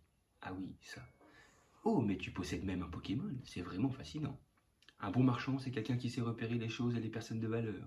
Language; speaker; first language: French; native; French